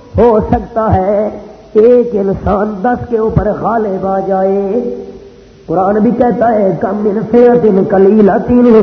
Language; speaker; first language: Urdu; non-native, local second language; Punjabi